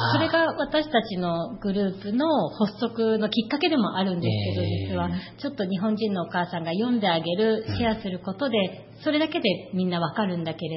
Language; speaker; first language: Japanese; native; Japanese